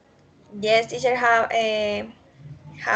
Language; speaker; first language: English; non-native, learner; Spanish